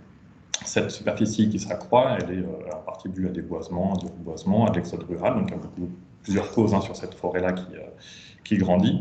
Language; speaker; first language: French; native; French